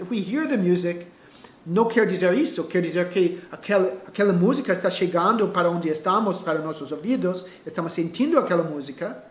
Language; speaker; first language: Portuguese; non-native, fluent; English